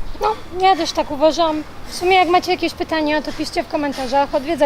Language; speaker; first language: Polish; native; Polish